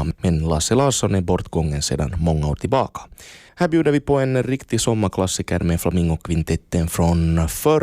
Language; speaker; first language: Swedish; native; Swedish